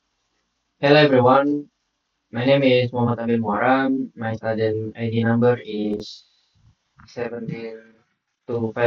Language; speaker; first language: English; non-native, learner; Indonesian